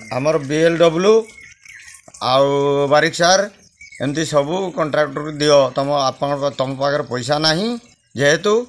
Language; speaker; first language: Odia; native; Odia